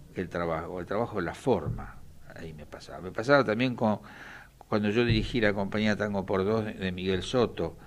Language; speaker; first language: Spanish; native; Spanish